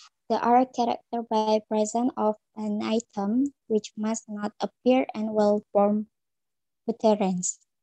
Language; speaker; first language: English; non-native, learner; Indonesian